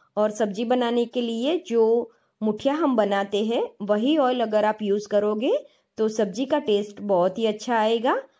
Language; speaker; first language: Hindi; non-native, local second language; Gujarati